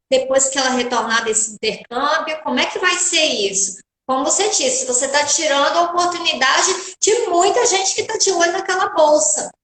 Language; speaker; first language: Portuguese; native; Portuguese